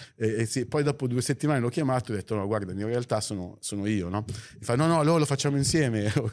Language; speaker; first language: Italian; native; Italian